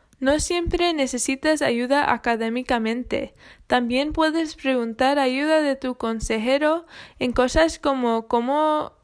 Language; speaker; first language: Spanish; non-native, fluent; English